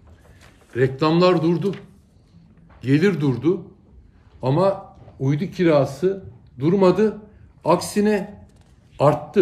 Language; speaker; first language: Turkish; native; Turkish